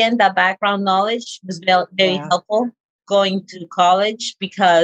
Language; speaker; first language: English; early bilingual, other home language; Spanish